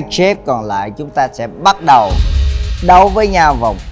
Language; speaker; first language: Vietnamese; native; Vietnamese